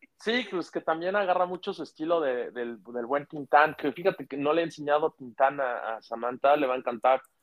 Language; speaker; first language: Spanish; native; Spanish